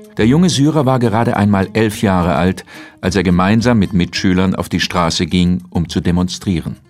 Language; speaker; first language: German; native; German